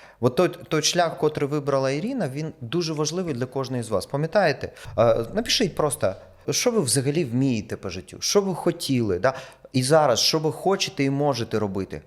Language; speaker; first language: Ukrainian; non-native, local second language; Russian